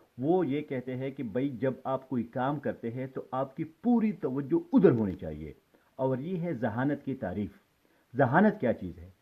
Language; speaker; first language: Urdu; non-native, local second language; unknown